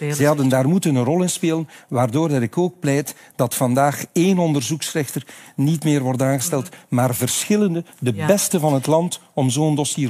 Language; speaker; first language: Dutch; native; Dutch